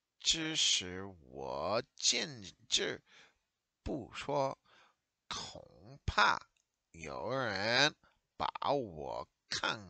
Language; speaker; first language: Chinese; non-native, learner; English